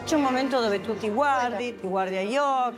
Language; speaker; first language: Italian; non-native, fluent; Spanish